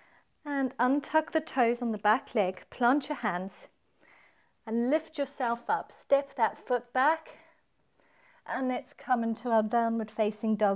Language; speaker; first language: English; native; English